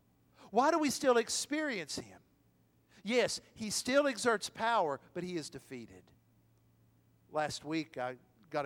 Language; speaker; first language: English; native; English